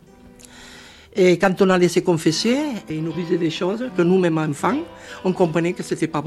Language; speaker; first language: French; non-native, fluent; Spanish